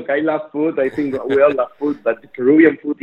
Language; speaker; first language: English; non-native, fluent; Spanish